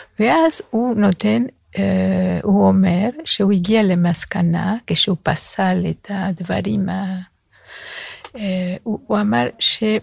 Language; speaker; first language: Hebrew; non-native, fluent; Spanish